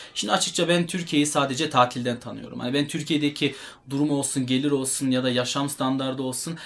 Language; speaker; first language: Turkish; early bilingual, heritage; Turkish